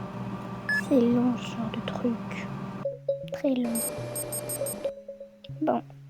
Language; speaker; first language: French; native; French